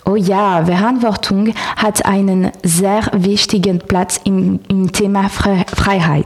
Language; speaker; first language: German; non-native, learner; French